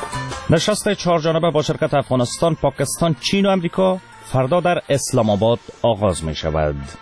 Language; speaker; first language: Persian; native; Persian